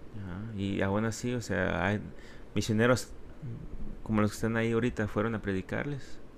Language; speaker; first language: Spanish; early bilingual, heritage; Spanish